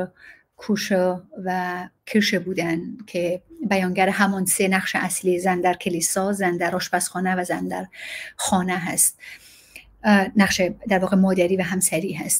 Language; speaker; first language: Persian; native; Persian